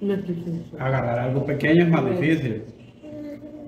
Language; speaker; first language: Spanish; native; Spanish